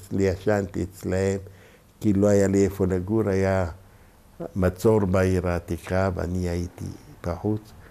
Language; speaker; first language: Hebrew; non-native, local second language; Ladino